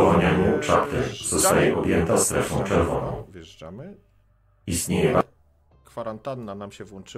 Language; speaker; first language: Polish; native; Polish